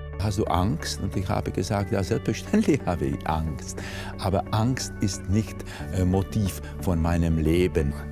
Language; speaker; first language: German; non-native, fluent; Czech